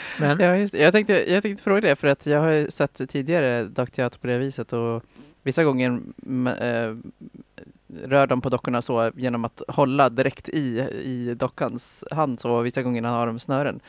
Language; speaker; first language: Swedish; native; Swedish